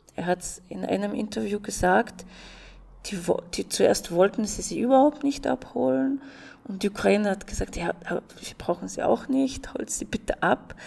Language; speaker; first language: German; non-native, fluent; Russian